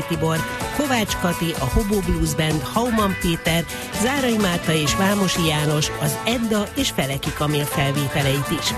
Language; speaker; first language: Hungarian; native; Hungarian